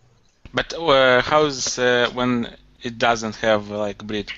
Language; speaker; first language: English; non-native, learner; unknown